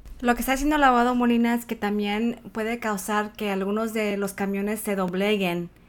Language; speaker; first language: Spanish; early bilingual, heritage; Spanish